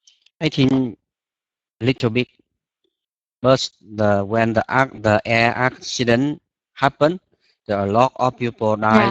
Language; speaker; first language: English; non-native, learner; Vietnamese